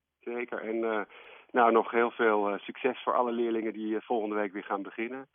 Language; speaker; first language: Dutch; native; Dutch